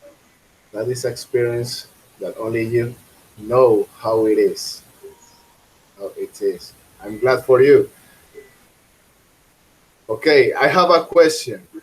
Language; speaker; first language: English; non-native, fluent; Spanish